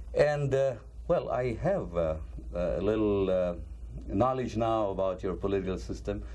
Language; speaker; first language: English; non-native, local second language; Cebuano